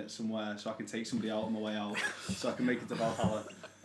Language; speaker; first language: English; native; English